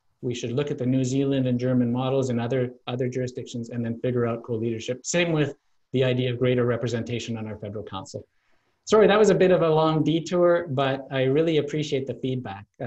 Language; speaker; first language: English; native; English